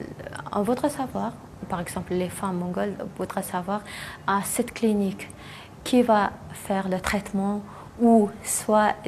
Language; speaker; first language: French; non-native, learner; Mongolian